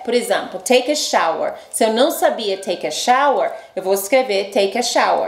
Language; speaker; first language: Portuguese; non-native, fluent; English